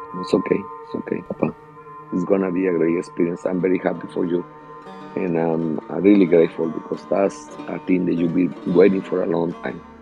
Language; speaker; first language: English; non-native, fluent; Spanish